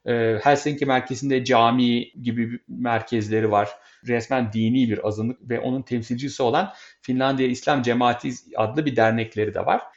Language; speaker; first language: Turkish; native; Turkish